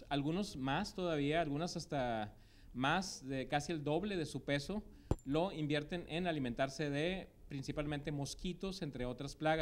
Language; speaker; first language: Spanish; native; Spanish